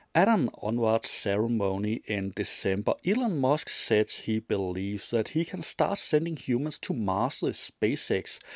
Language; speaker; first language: English; non-native, fluent; Danish